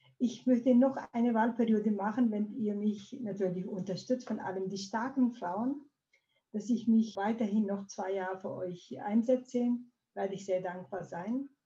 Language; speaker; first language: German; non-native, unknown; Kurdish